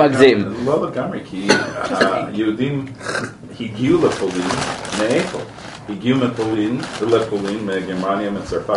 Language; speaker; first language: Hebrew; non-native, fluent; English